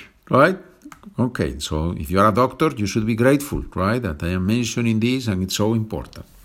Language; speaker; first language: English; non-native, fluent; Spanish